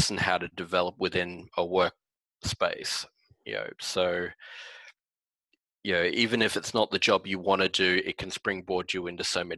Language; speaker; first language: English; native; English